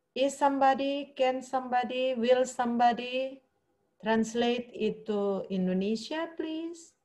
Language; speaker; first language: English; non-native, fluent; Indonesian